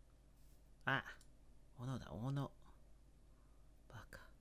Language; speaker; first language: Japanese; non-native, learner; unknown